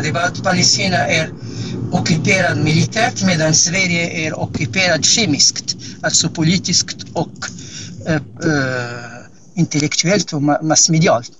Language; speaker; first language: Swedish; non-native, fluent; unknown